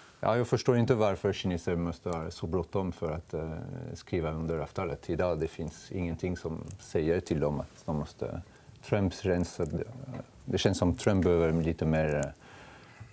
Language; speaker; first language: Swedish; non-native, fluent; French